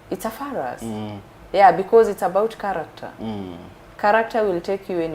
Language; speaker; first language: English; non-native, local second language; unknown